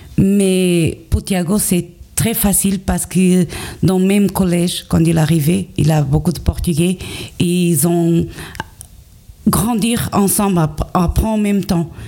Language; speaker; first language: French; non-native, learner; Portuguese